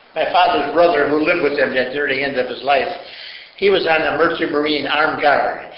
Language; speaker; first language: English; native; English